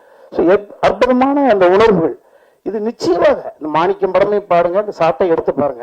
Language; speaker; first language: Tamil; native; Tamil